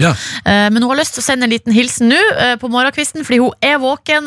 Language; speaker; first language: Norwegian; native; Norwegian